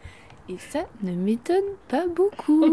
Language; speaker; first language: French; native; French